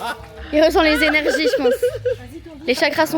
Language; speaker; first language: French; native; French